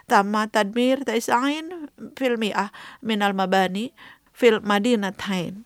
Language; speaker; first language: Arabic; non-native, fluent; Indonesian